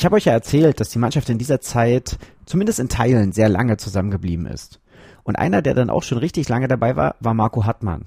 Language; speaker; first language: German; native; German